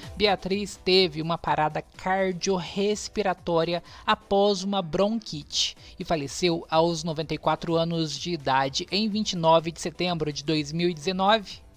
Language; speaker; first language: Portuguese; native; Portuguese